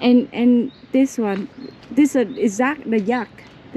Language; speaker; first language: English; non-native, learner; Vietnamese